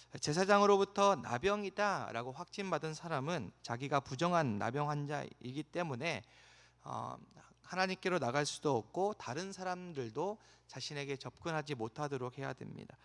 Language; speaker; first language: Korean; native; Korean